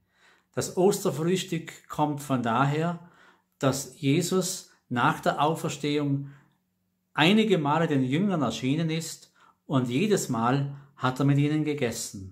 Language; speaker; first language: German; native; German